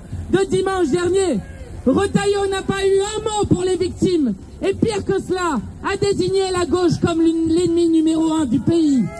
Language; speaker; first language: French; native; French